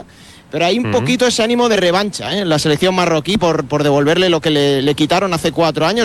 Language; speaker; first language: Spanish; native; Spanish